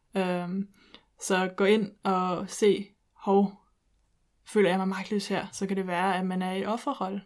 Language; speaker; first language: Danish; early bilingual, heritage; Danish